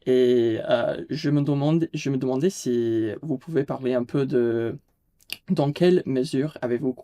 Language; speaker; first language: French; non-native, fluent; English